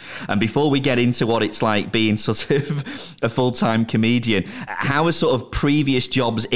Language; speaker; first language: English; native; English